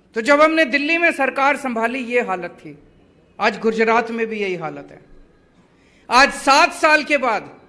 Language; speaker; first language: Hindi; native; Hindi